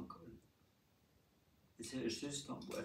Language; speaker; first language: French; native; French